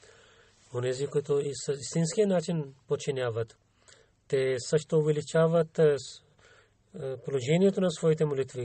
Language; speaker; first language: Bulgarian; non-native, learner; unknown